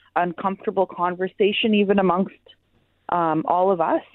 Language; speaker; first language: English; native; English